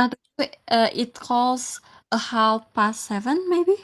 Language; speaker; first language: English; non-native, learner; Indonesian